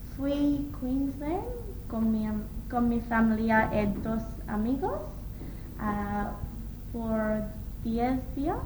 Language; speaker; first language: Spanish; non-native, learner; English